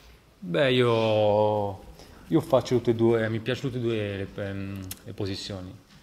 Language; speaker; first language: Italian; non-native, fluent; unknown